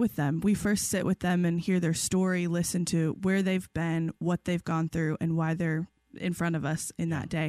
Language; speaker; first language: English; native; English